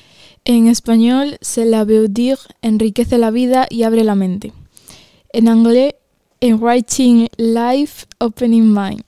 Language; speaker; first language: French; non-native, learner; Galician